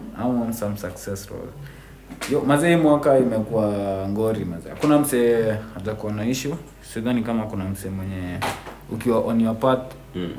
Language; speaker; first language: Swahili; native; Swahili